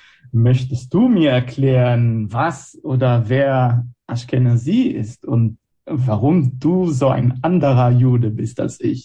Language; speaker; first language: German; non-native, fluent; Hebrew